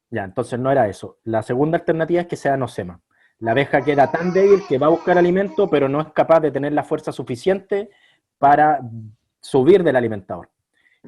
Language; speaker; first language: Spanish; native; Spanish